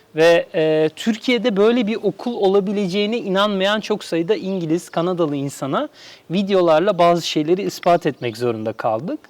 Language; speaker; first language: Turkish; native; Turkish